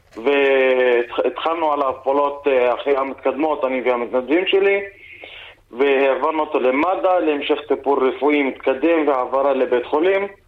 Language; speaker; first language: Hebrew; non-native, local second language; Arabic